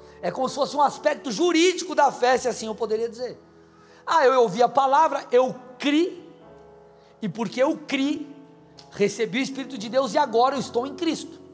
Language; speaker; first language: Portuguese; native; Portuguese